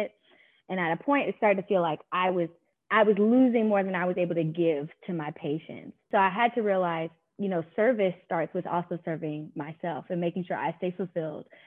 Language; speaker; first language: English; native; English